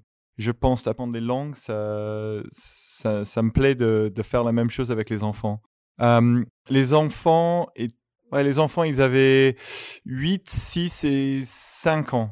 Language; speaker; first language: French; non-native, fluent; English